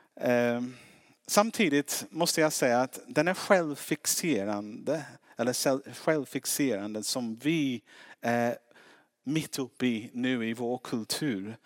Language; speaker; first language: Swedish; non-native, fluent; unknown